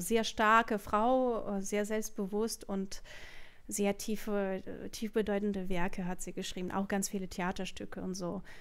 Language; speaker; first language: German; non-native, fluent; Russian